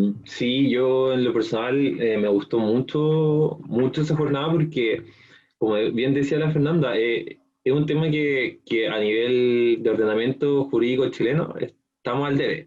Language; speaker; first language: Spanish; native; Spanish